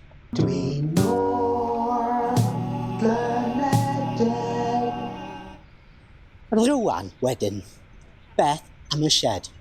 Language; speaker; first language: Welsh; non-native, learner; English